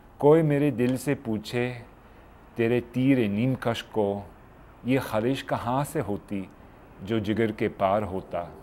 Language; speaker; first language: Urdu; non-native, fluent; English